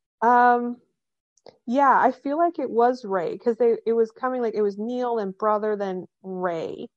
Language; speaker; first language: English; native; English